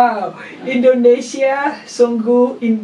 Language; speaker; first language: Indonesian; non-native, learner; Vietnamese